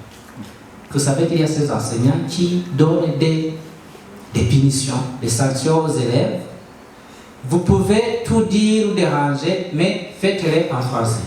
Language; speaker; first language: French; non-native, local second language; Rundi